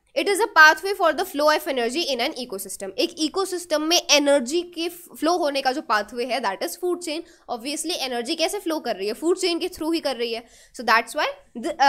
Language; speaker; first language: Hindi; native; Hindi